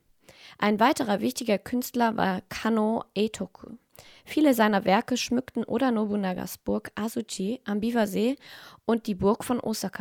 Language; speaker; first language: German; native; German